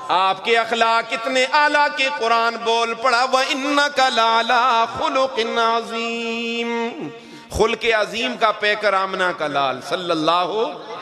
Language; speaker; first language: Urdu; non-native, local second language; Northern Hindko